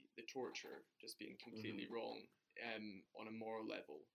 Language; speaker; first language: English; non-native, fluent; German